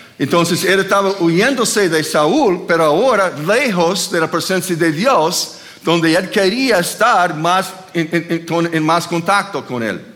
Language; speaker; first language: Spanish; non-native, fluent; English